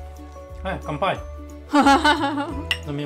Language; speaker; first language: Japanese; non-native, learner; Russian